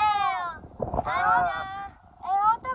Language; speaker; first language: Spanish; early bilingual, heritage; Spanish